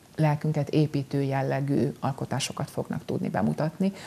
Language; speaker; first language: Hungarian; native; Hungarian